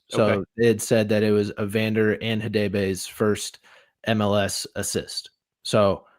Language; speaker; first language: English; native; English